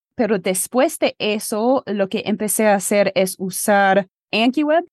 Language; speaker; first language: Spanish; non-native, fluent; English